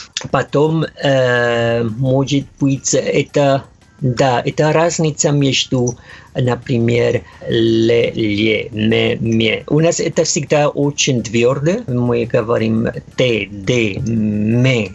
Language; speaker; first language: Russian; non-native, learner; Spanish